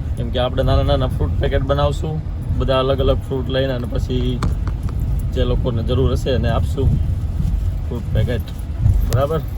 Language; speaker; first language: Gujarati; native; Gujarati